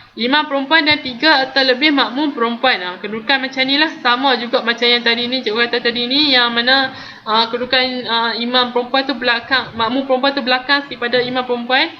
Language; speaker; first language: Malay; native; Malay